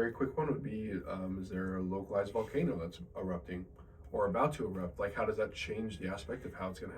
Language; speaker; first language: English; native; English